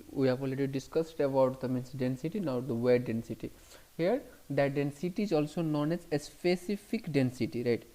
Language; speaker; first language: English; non-native, local second language; Hindi